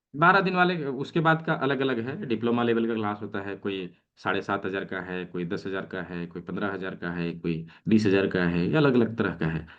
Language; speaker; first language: Hindi; native; Hindi